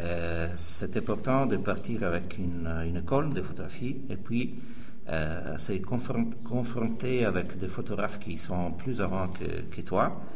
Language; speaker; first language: French; non-native, fluent; Italian